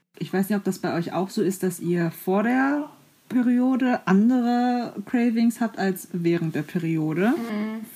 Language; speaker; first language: German; native; German